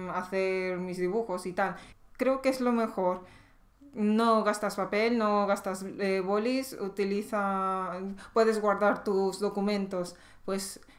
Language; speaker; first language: Spanish; native; Spanish